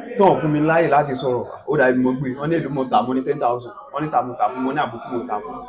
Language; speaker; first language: Yoruba; early bilingual, other home language; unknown